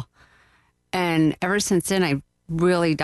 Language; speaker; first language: English; native; English